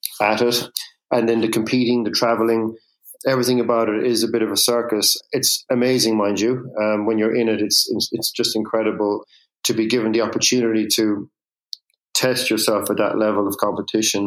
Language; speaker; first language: English; native; English